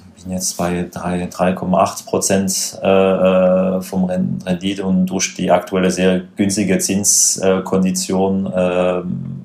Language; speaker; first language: German; non-native, fluent; French